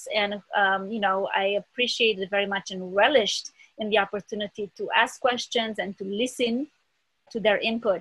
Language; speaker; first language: English; early bilingual, other home language; Romanian